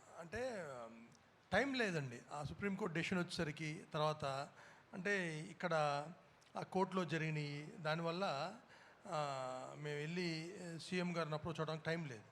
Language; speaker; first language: Telugu; native; Telugu